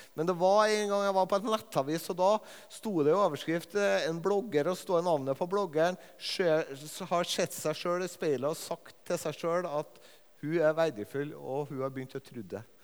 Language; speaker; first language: Norwegian; native; Norwegian